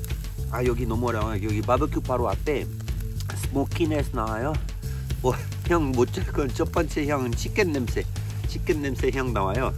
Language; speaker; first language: Korean; non-native, learner; French